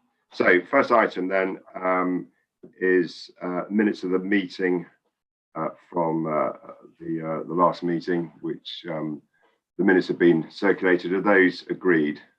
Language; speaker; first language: English; native; English